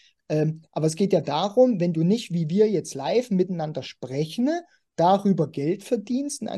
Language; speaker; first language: German; native; German